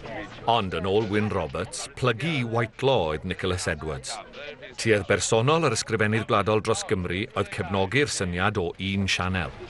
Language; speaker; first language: Welsh; native; Welsh